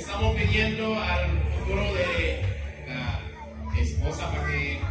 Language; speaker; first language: Spanish; non-native, fluent; Haitian Creole